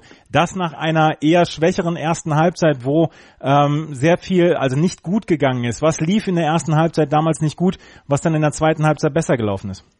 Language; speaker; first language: German; native; German